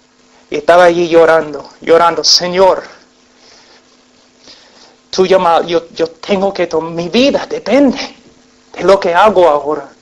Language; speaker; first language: Spanish; non-native, fluent; English